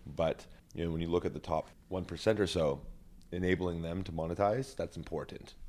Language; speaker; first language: English; native; English